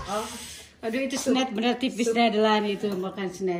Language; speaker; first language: Indonesian; native; Indonesian